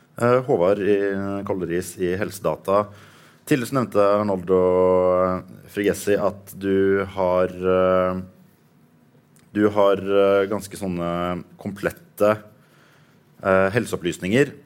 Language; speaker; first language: Norwegian; native; Norwegian